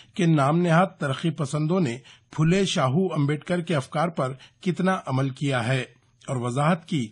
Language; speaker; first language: Urdu; native; Urdu